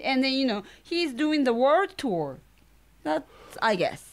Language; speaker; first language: English; non-native, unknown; Japanese